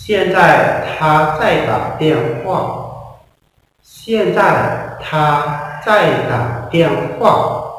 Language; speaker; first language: Chinese; non-native, fluent; Hmong